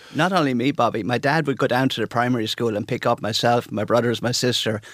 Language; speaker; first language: English; native; English